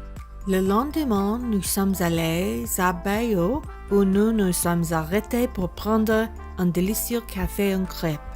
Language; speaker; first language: French; non-native, learner; English